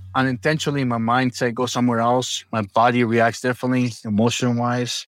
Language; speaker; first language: English; early bilingual, other home language; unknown